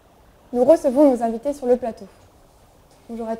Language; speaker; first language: French; native; French